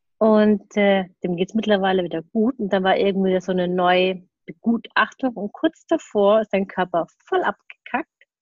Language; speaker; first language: German; native; German